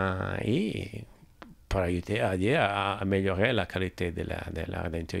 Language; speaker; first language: French; non-native, learner; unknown